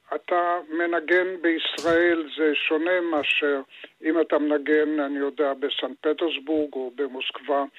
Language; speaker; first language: Hebrew; native; Hebrew